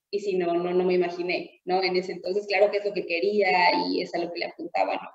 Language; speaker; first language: Spanish; native; Spanish